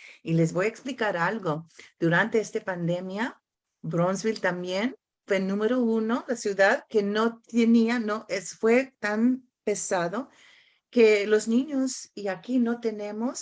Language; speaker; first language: Spanish; early bilingual, heritage; Spanish